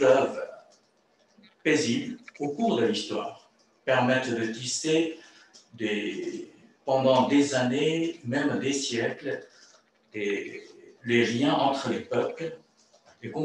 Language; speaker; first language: French; non-native, fluent; Chinese